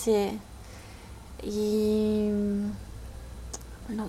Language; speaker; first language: Spanish; early bilingual, heritage; French